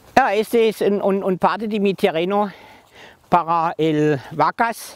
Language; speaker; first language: Spanish; non-native, learner; German